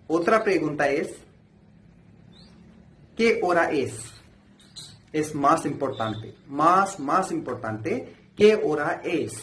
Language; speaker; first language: Spanish; non-native, fluent; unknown